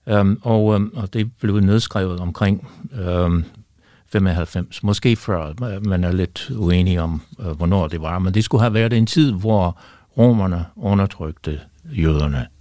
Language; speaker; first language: Danish; non-native, fluent; English